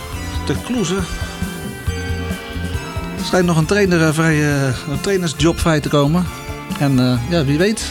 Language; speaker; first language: Dutch; native; Dutch